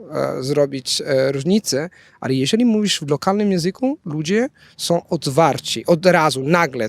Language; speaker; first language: Polish; non-native, fluent; Italian